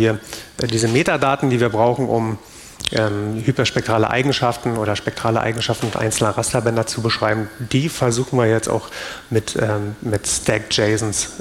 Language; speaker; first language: German; native; German